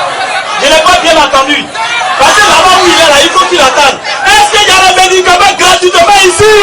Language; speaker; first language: French; non-native, local second language; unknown